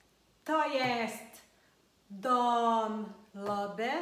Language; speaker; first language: Polish; non-native, learner; Portuguese